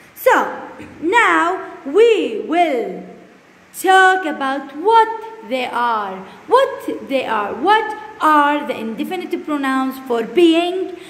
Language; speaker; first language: English; non-native, fluent; Arabic